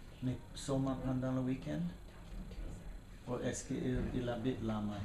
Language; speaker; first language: French; non-native, fluent; English